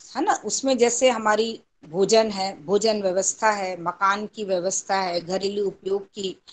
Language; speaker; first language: Hindi; native; Hindi